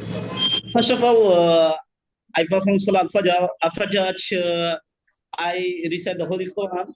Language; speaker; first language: English; non-native, learner; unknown